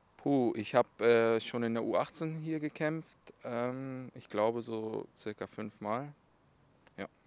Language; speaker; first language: German; early bilingual, other home language; Russian